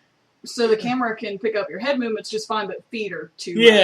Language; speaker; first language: English; native; English